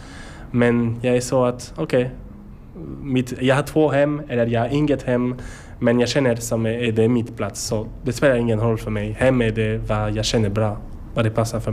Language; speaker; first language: Swedish; non-native, learner; French